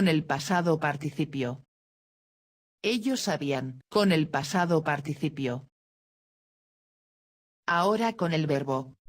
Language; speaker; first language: Spanish; non-native, fluent; Dutch